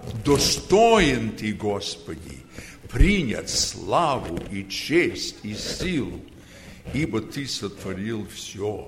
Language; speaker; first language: Russian; early bilingual, heritage; Russian